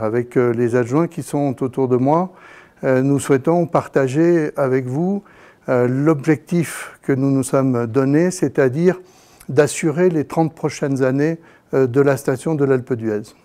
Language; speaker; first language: French; native; French